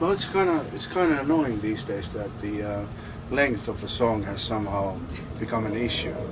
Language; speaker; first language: English; non-native, fluent; Finnish